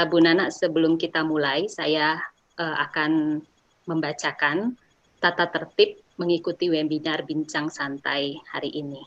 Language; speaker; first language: Indonesian; native; Indonesian